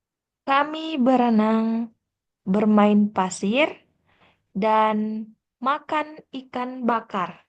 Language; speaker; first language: Indonesian; non-native, learner; Korean